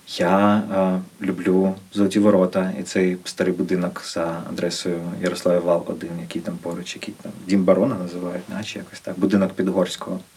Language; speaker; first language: Ukrainian; non-native, local second language; Russian